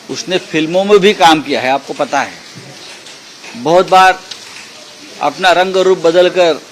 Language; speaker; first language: Hindi; non-native, local second language; Marathi